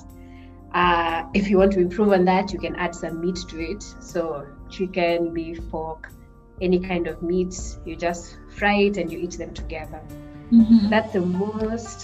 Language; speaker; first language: English; non-native, local second language; Swahili